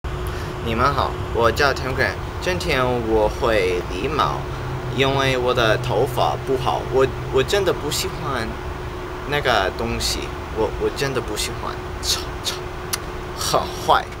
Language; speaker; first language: Chinese; non-native, learner; English